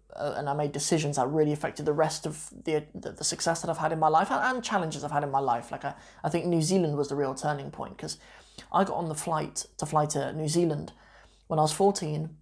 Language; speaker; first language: English; native; English